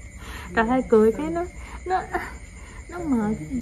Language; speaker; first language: Vietnamese; native; Vietnamese